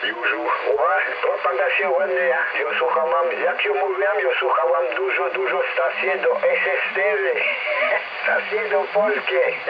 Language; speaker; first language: Polish; non-native, learner; French